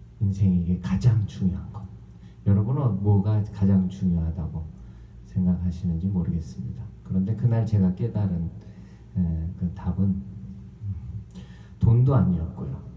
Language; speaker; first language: Korean; native; Korean